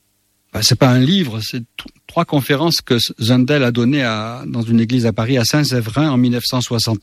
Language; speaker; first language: French; native; French